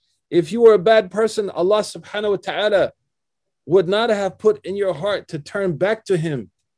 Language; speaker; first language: English; native; English